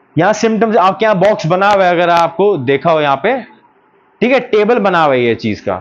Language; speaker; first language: Hindi; native; Hindi